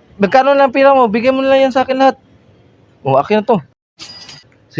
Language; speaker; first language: Filipino; non-native, local second language; Cebuano